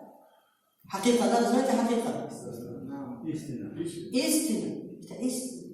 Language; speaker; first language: Russian; non-native, learner; Arabic